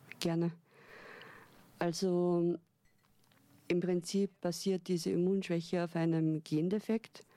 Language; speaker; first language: German; native; German